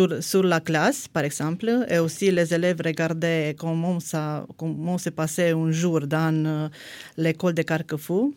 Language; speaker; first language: French; non-native, fluent; Romanian